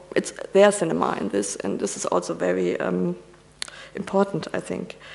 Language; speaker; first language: English; non-native, fluent; German